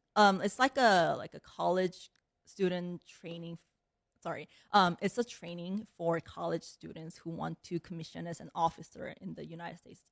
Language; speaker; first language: English; early bilingual, other home language; Korean